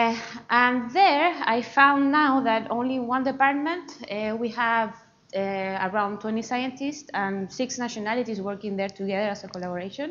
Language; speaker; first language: English; non-native, fluent; Spanish